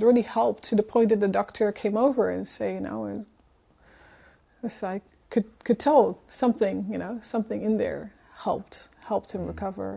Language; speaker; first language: English; non-native, fluent; Dutch